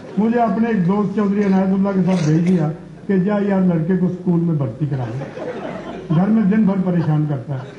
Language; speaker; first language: Urdu; non-native, local second language; Punjabi